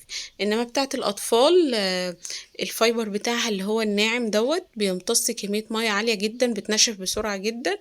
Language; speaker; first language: Arabic; native; Arabic